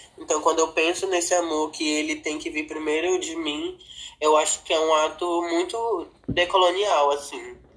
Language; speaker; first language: Portuguese; non-native, local second language; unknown